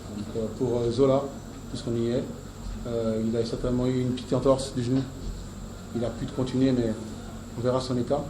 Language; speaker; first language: French; native; French